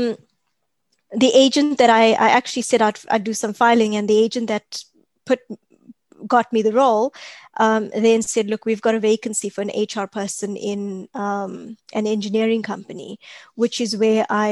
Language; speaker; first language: English; native; English